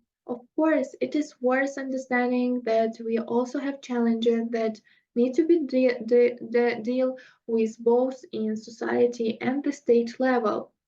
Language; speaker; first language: English; non-native, fluent; Russian